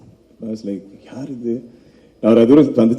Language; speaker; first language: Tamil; non-native, local second language; Malayalam